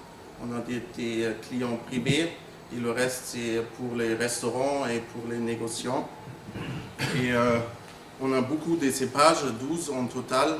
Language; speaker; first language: French; non-native, fluent; German